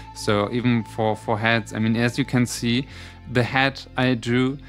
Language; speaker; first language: English; non-native, fluent; German